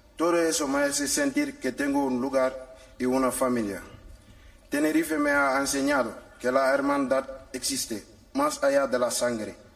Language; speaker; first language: Spanish; non-native, learner; Wolof